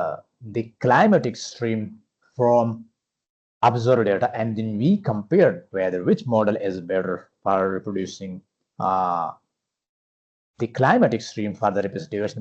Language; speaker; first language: English; non-native, fluent; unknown